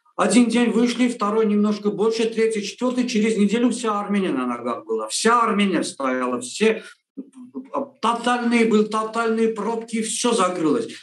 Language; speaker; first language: Russian; non-native, local second language; Armenian